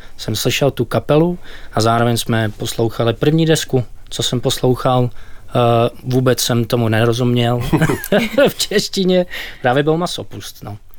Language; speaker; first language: Czech; non-native, fluent; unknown